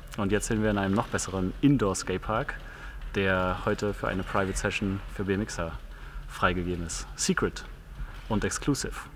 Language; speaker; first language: German; native; German